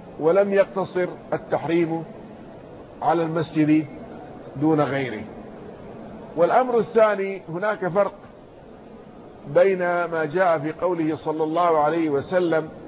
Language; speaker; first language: Arabic; native; Arabic